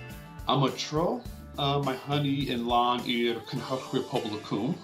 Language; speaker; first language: Welsh; non-native, fluent; English